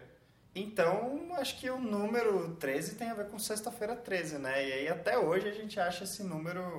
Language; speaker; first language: Portuguese; native; Portuguese